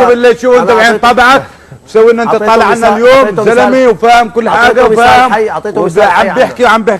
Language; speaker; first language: Arabic; native; Arabic